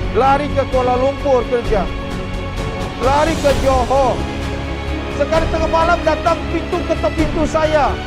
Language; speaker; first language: Malay; non-native, local second language; Chinese